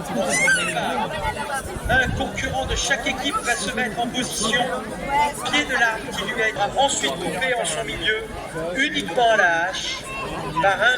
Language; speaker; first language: French; native; French